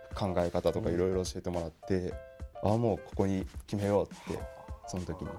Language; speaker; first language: Japanese; native; Japanese